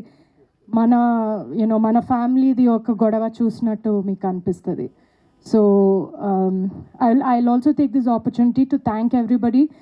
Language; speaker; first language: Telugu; non-native, local second language; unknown